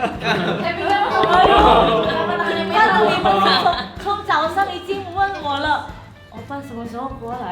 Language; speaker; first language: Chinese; non-native, fluent; Indonesian